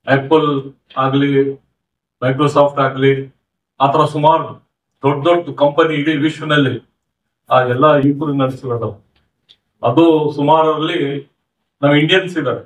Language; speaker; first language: Kannada; non-native, local second language; Urdu